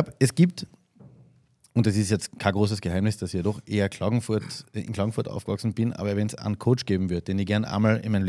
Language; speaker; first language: German; native; German